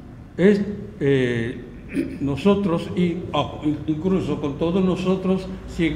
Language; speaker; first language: Spanish; non-native, learner; Korean